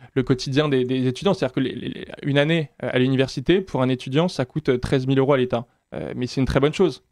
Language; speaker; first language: French; native; French